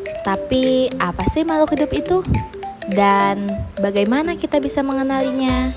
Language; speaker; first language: Indonesian; native; Indonesian